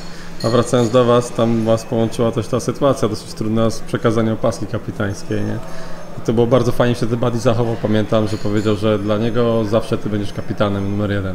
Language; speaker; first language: Polish; native; Polish